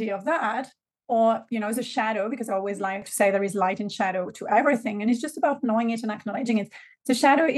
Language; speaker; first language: English; non-native, fluent; French